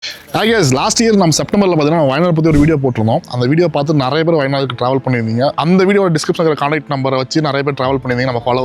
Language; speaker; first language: Tamil; native; Tamil